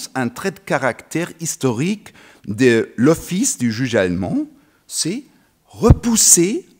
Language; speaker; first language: French; non-native, fluent; German